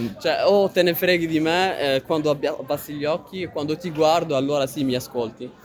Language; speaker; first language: Italian; early bilingual, other home language; Arabic